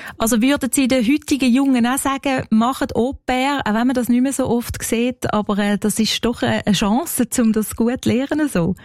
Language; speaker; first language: German; native; German